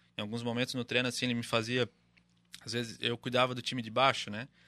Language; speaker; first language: Portuguese; native; Portuguese